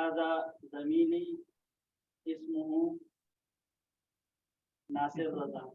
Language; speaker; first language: Arabic; non-native, learner; Urdu